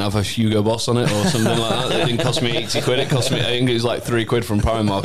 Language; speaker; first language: English; native; English